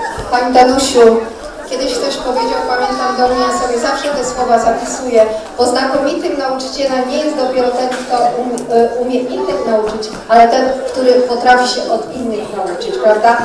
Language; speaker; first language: Polish; native; Polish